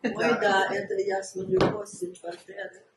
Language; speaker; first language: Russian; early bilingual, heritage; Russian